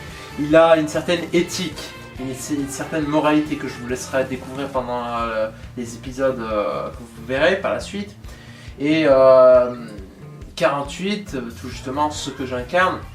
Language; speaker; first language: French; native; French